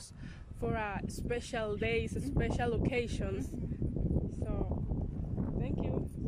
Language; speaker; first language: English; non-native, learner; Spanish